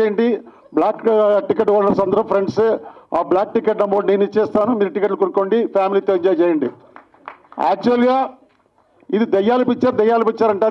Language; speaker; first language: Telugu; native; Telugu